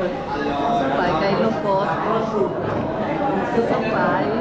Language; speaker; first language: Italian; non-native, fluent; Filipino